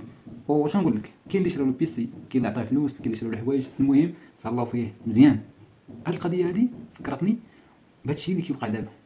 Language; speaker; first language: Arabic; native; Arabic